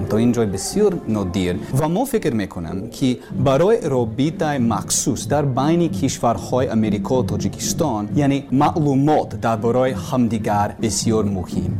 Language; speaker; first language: Persian; non-native, learner; English